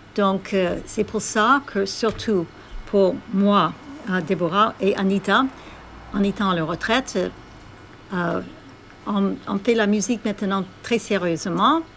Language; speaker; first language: French; non-native, fluent; English